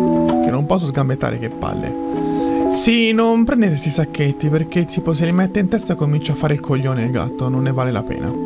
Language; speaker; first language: Italian; native; Italian